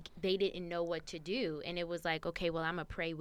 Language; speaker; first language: English; native; English